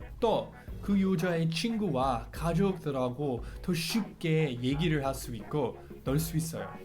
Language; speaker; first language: Korean; non-native, fluent; English